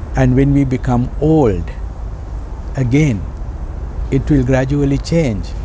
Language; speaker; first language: English; non-native, local second language; Sinhala